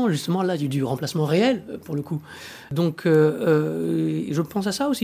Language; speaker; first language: French; native; French